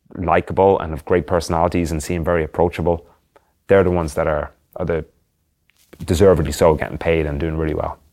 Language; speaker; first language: English; native; English